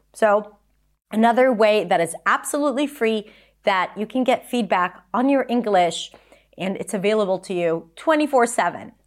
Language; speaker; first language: English; non-native, fluent; Hebrew